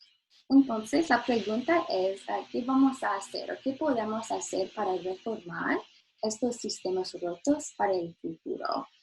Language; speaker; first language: Spanish; non-native, learner; English